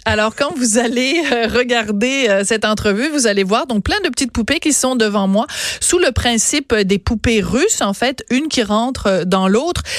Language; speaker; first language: French; native; French